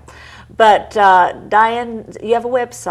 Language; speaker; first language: English; native; English